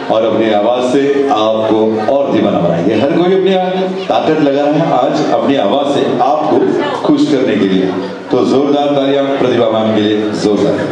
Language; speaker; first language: Hindi; non-native, local second language; Marathi